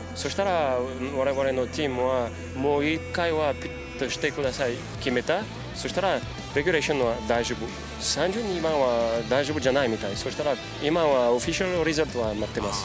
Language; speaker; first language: Japanese; non-native, learner; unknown